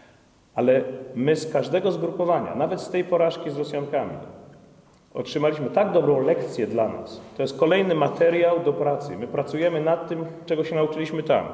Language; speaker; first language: Polish; native; Polish